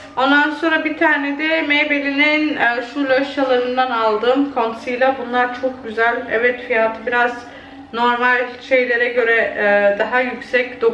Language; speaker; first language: Turkish; early bilingual, heritage; Turkish